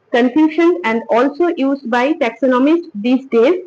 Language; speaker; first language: English; non-native, local second language; Bangla